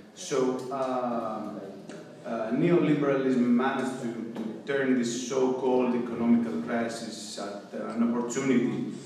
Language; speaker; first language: English; non-native, fluent; Italian